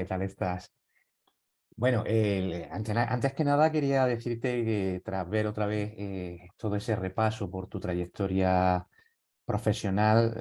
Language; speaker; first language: Spanish; native; Spanish